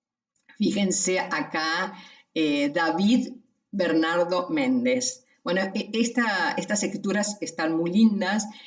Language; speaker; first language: Spanish; native; Spanish